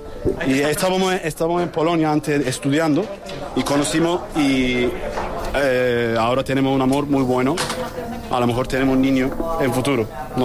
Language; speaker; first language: Spanish; non-native, learner; Turkish